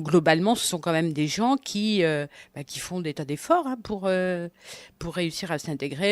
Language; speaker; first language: French; native; French